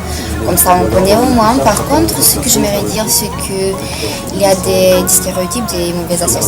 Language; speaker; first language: French; non-native, fluent; Romanian